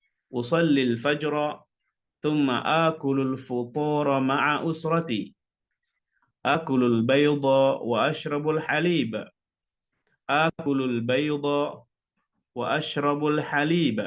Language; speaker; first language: Arabic; non-native, fluent; Indonesian